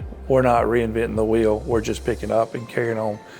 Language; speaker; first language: English; native; English